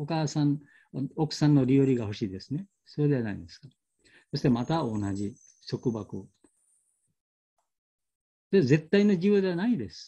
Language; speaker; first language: Japanese; non-native, learner; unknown